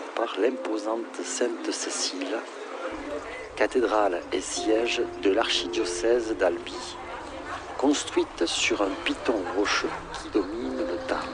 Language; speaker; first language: French; native; French